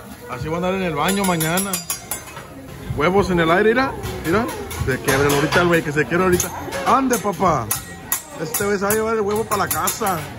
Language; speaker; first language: Spanish; early bilingual, heritage; Spanish